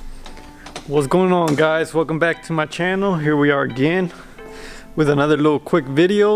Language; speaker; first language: English; native; English